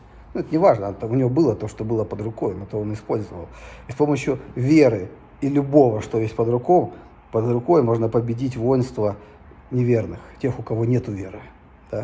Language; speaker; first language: Russian; native; Russian